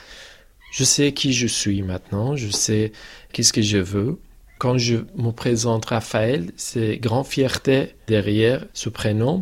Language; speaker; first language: French; non-native, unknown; Persian